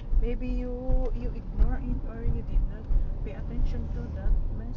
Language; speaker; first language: English; non-native, local second language; Iloko